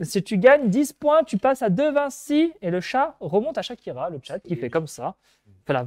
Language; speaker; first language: French; native; French